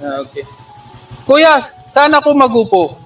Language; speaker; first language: Filipino; non-native, learner; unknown